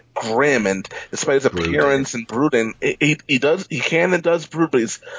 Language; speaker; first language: English; native; English